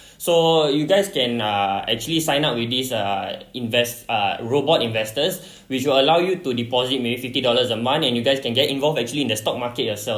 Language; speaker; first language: English; non-native, local second language; Malay